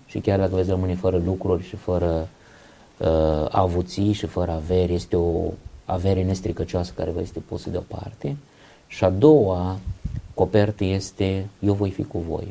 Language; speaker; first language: Romanian; native; Romanian